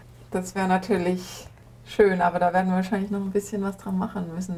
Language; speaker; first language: German; native; German